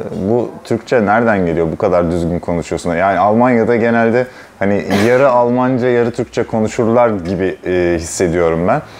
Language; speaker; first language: Turkish; native; Turkish